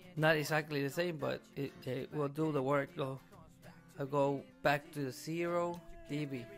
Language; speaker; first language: English; non-native, fluent; Spanish